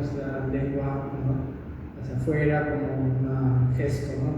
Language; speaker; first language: Spanish; native; Spanish